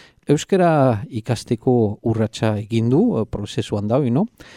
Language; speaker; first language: Basque; native; Basque